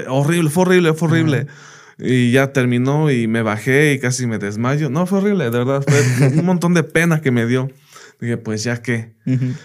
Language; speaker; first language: Spanish; early bilingual, heritage; Spanish